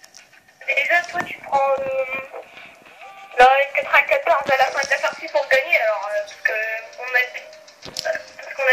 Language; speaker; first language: French; native; French